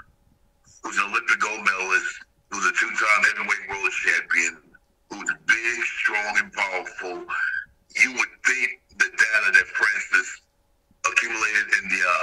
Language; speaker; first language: English; native; English